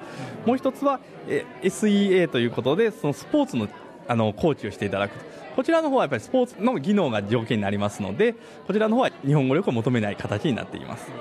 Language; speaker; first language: Japanese; native; Japanese